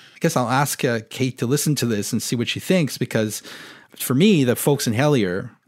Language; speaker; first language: English; non-native, fluent; French